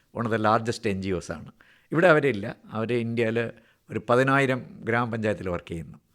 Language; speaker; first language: Malayalam; native; Malayalam